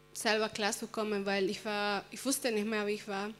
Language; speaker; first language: German; early bilingual, other home language; Spanish